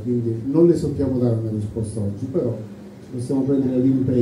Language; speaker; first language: Italian; native; Italian